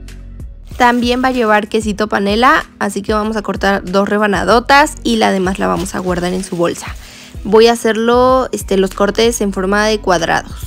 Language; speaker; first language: Spanish; native; Spanish